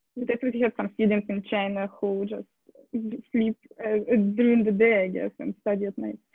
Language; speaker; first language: English; non-native, fluent; Russian